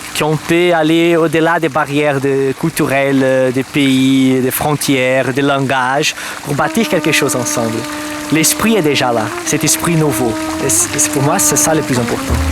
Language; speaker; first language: French; native; French